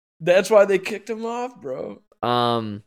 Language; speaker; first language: English; native; English